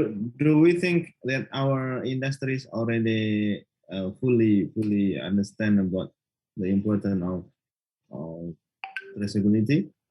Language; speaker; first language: English; non-native, learner; Malay